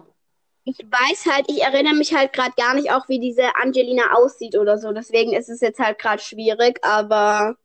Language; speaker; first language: German; native; German